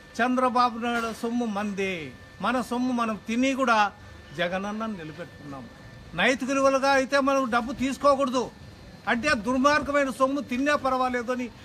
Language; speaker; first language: Telugu; native; Telugu